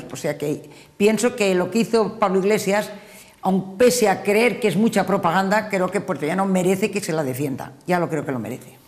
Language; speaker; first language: Spanish; native; Spanish